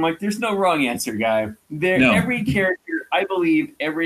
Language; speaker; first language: English; native; English